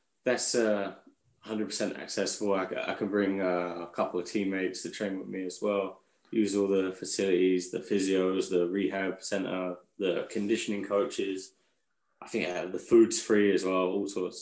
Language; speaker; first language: English; native; English